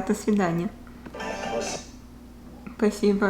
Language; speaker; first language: Russian; early bilingual, heritage; Russian